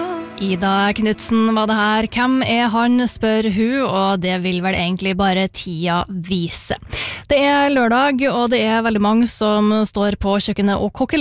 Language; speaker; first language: Norwegian; native; Norwegian